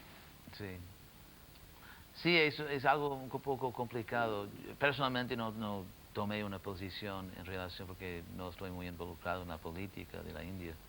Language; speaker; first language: Spanish; non-native, fluent; English